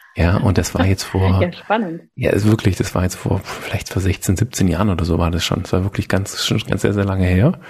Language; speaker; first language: German; native; German